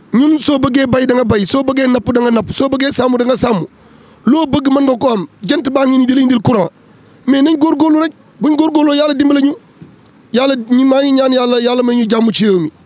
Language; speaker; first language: Wolof; native; Wolof